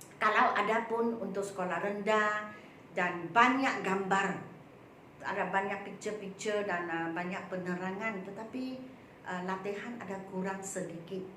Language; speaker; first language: Malay; non-native, local second language; Chinese